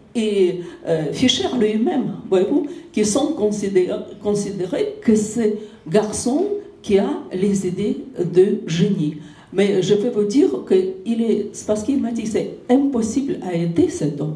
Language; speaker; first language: French; non-native, fluent; Russian